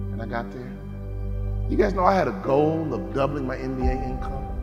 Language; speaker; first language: English; native; English